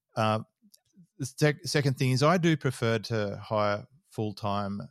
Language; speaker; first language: English; native; English